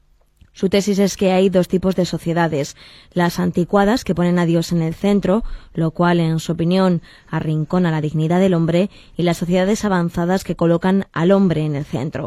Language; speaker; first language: Spanish; native; Spanish